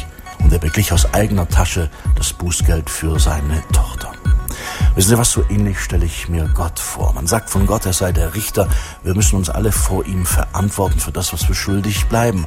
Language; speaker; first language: German; native; German